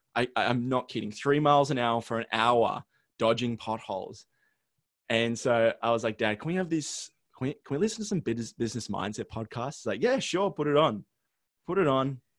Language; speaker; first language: English; early bilingual, other home language; Ukrainian